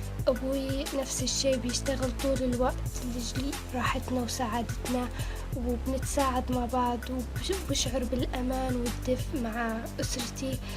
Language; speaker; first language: Arabic; early bilingual, heritage; Arabic